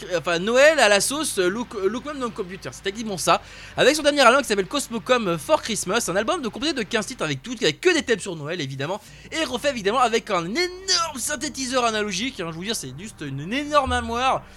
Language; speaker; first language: French; native; French